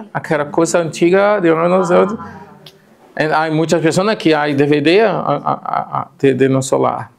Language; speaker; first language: Spanish; non-native, fluent; Portuguese